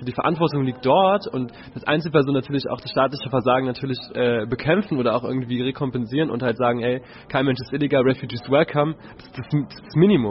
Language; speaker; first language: German; native; German